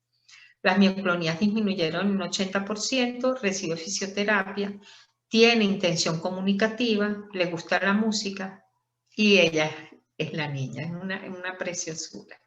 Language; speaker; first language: Spanish; native; Spanish